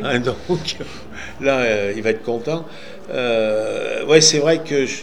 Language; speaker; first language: French; native; French